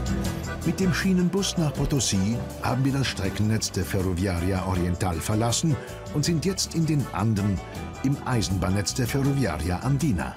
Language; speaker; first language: German; native; German